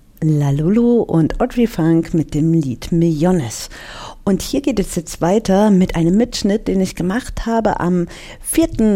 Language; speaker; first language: German; native; German